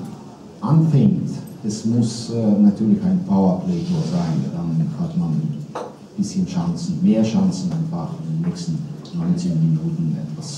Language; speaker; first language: German; non-native, fluent; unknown